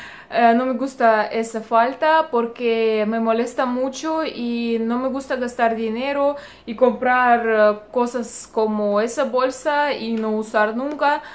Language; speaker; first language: Spanish; non-native, learner; Russian